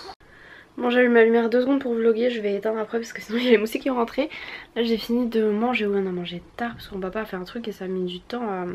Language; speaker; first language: French; native; French